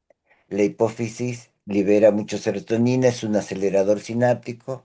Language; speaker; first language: Spanish; native; Spanish